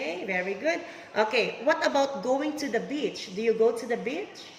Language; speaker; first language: English; non-native, fluent; Vietnamese